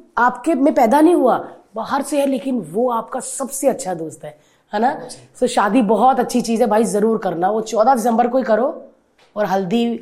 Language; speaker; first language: Hindi; native; Hindi